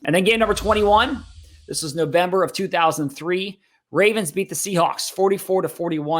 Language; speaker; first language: English; native; English